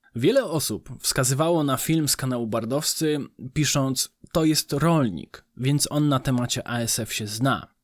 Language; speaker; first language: Polish; native; Polish